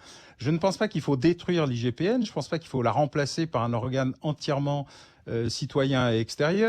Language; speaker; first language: French; native; French